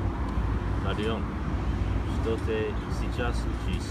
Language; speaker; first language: Russian; non-native, learner; English